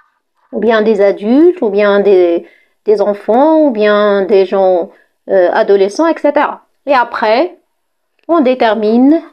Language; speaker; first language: French; non-native, local second language; Arabic